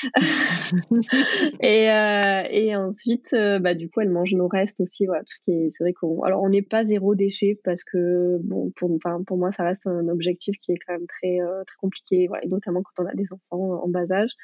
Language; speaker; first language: French; native; French